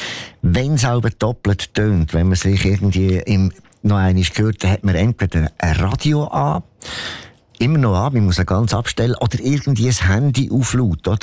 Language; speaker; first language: German; native; German